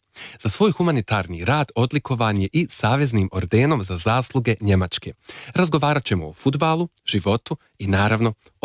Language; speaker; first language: Croatian; native; Croatian